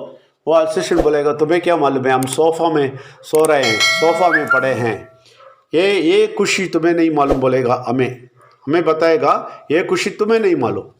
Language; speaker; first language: Hindi; non-native, local second language; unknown